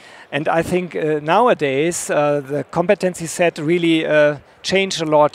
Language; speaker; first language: English; non-native, fluent; German